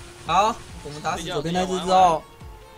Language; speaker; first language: Chinese; native; Chinese